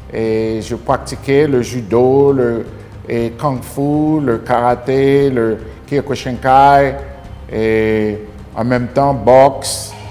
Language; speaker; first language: French; non-native, learner; Haitian Creole